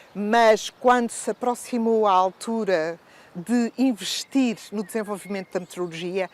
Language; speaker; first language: Portuguese; native; Portuguese